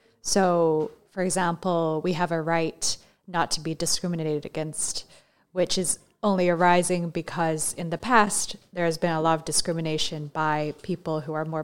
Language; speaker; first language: English; non-native, local second language; Cantonese